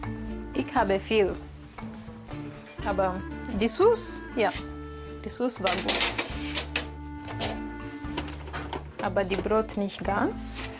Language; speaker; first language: German; non-native, learner; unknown